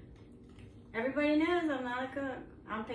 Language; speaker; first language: English; native; English